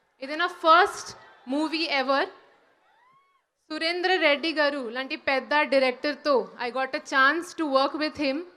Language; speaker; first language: Telugu; non-native, learner; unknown